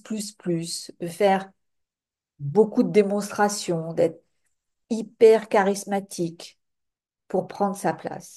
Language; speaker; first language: French; native; French